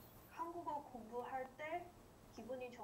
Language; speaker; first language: Korean; non-native, learner; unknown